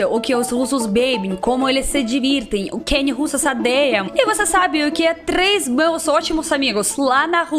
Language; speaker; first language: Portuguese; non-native, learner; Russian